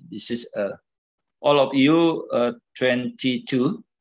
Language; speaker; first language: English; non-native, learner; Indonesian